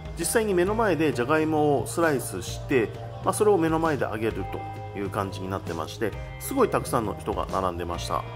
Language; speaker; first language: Japanese; native; Japanese